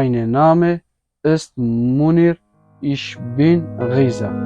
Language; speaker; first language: German; non-native, learner; Kurdish